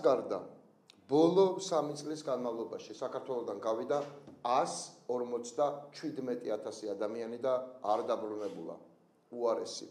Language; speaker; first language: Georgian; native; Georgian